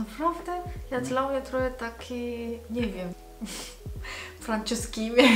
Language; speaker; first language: Polish; non-native, learner; Korean